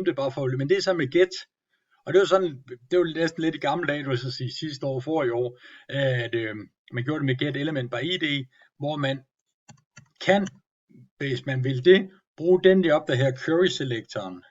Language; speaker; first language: Danish; native; Danish